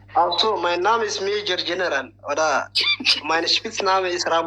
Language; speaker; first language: German; non-native, fluent; Tigrinya